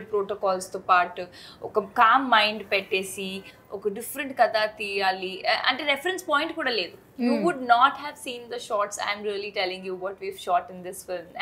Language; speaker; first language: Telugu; non-native, fluent; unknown